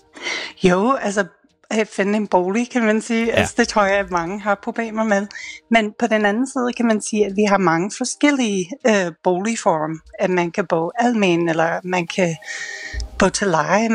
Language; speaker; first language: Danish; non-native, fluent; English